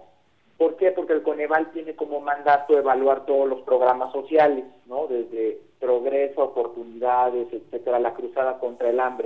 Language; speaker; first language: Spanish; native; Spanish